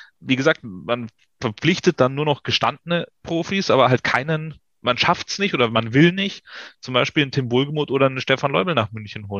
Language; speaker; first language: German; native; German